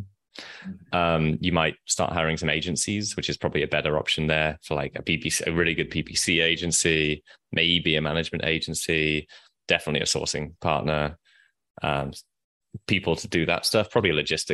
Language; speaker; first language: English; native; English